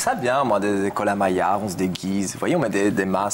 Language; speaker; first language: French; native; French